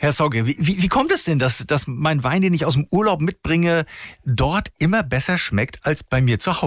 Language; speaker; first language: German; native; German